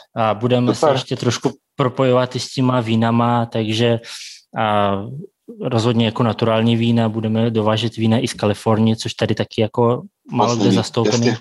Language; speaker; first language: Czech; non-native, fluent; Russian